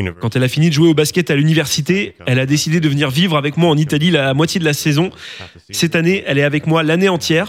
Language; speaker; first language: French; non-native, local second language; English